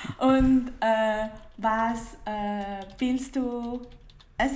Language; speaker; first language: German; non-native, learner; Spanish